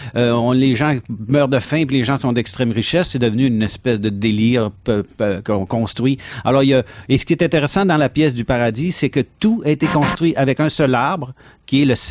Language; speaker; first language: French; native; French